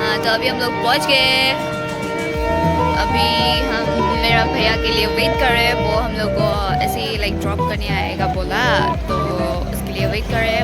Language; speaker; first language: Hindi; non-native, local second language; Assamese